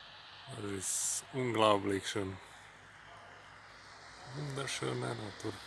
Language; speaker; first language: German; non-native, learner; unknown